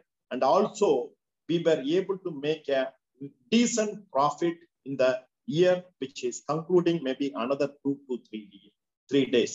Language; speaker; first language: English; non-native, local second language; Tamil